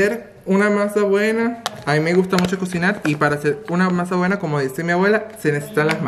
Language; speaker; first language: Spanish; native; Spanish